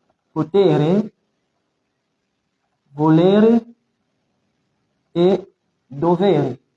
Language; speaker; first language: Italian; non-native, fluent; French